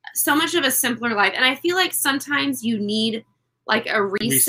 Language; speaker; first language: English; native; English